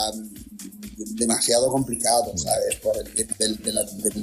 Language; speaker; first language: Spanish; non-native, learner; Italian